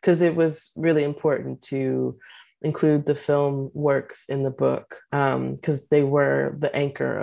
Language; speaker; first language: English; native; English